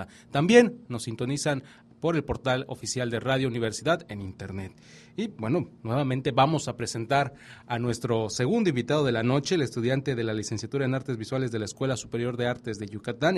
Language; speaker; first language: Spanish; native; Spanish